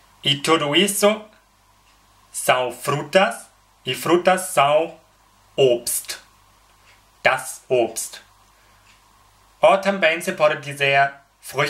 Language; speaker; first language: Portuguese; non-native, fluent; German